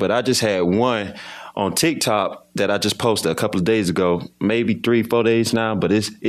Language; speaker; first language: English; native; English